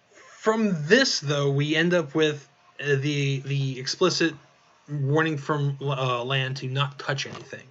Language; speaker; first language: English; native; English